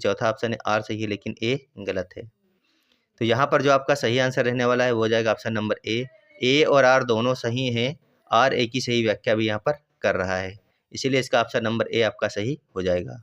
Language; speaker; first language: Hindi; native; Hindi